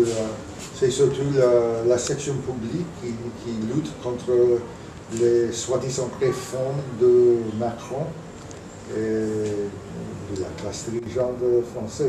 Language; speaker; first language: French; non-native, fluent; English